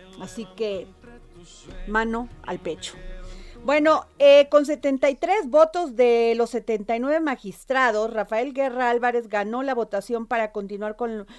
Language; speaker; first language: Spanish; native; Spanish